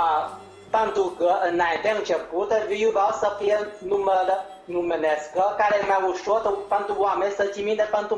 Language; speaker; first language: Romanian; non-native, learner; Chinese